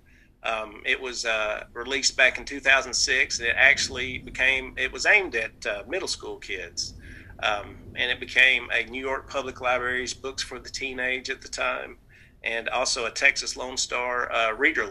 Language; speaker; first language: English; native; English